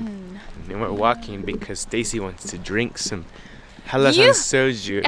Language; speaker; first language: English; native; English